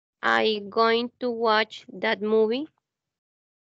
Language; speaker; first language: English; non-native, learner; Spanish